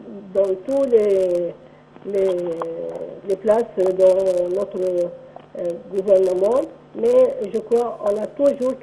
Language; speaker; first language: French; non-native, local second language; Arabic